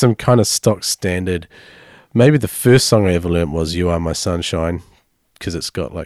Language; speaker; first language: English; native; English